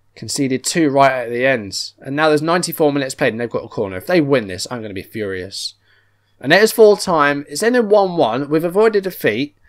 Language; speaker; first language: English; native; English